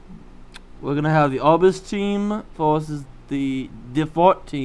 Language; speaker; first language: English; native; English